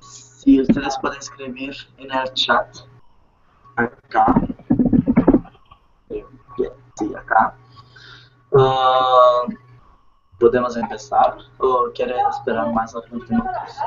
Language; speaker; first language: Spanish; non-native, learner; Portuguese